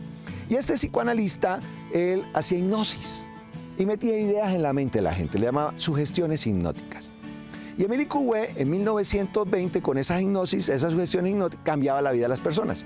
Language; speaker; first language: Spanish; native; Spanish